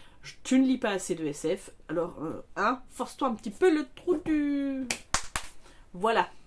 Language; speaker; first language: French; native; French